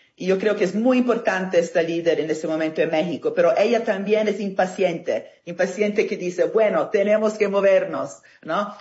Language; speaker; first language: Spanish; non-native, fluent; Italian